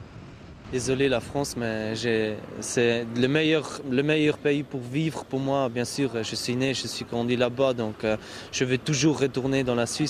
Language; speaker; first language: French; non-native, local second language; German